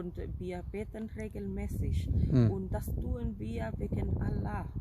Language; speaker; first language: German; non-native, fluent; Spanish